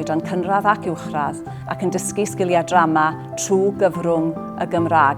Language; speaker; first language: Welsh; native; Welsh